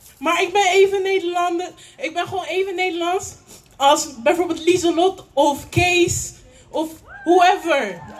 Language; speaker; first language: Dutch; native; Dutch